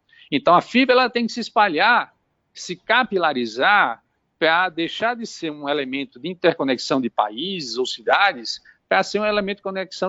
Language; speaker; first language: Portuguese; native; Portuguese